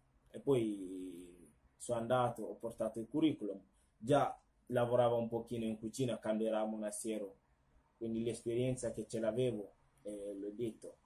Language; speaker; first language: Italian; non-native, fluent; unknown